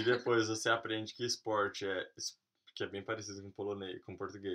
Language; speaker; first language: Portuguese; native; Portuguese